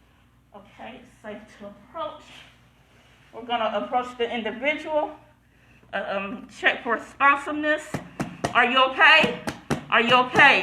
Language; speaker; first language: English; native; English